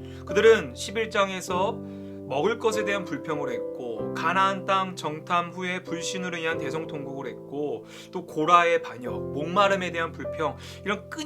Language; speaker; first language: Korean; native; Korean